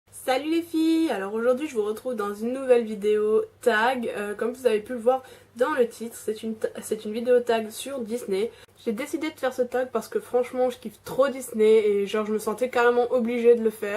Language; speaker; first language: French; native; French